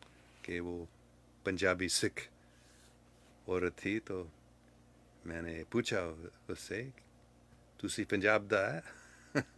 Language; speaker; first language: Hindi; non-native, fluent; English